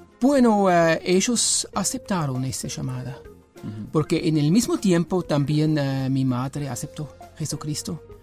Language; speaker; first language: Spanish; non-native, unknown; German